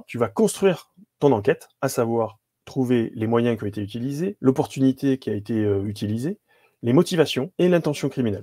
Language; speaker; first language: French; native; French